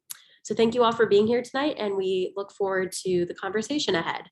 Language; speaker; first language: English; native; English